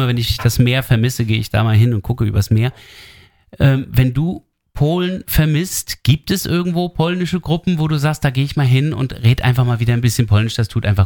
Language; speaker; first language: German; native; German